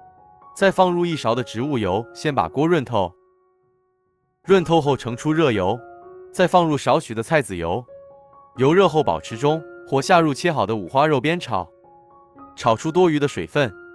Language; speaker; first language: Chinese; native; Chinese